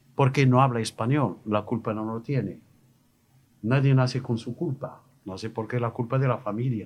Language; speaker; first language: Spanish; non-native, fluent; Arabic